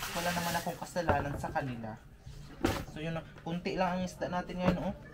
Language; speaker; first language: Filipino; non-native, local second language; Cebuano